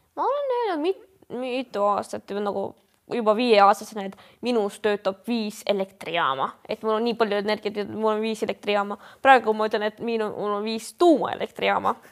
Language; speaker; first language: Estonian; non-native, local second language; Russian